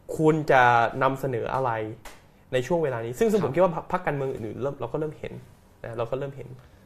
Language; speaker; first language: Thai; native; Thai